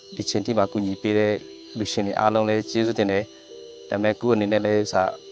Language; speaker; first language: Burmese; non-native, local second language; Western Kayah